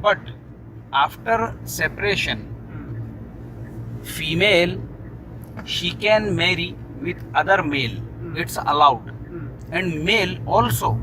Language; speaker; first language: English; non-native, local second language; Hindi